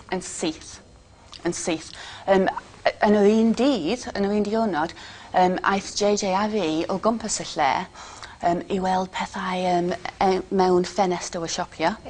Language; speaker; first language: Welsh; non-native, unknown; English